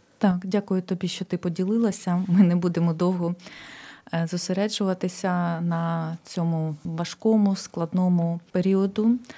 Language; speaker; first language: Ukrainian; native; Ukrainian